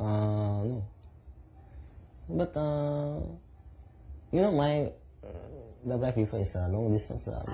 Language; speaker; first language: English; non-native, learner; Japanese